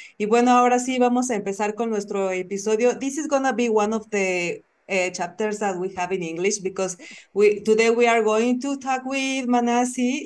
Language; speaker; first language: English; non-native, learner; Spanish